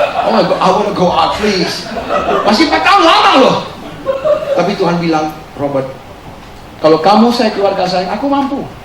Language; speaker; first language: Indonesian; early bilingual, heritage; Indonesian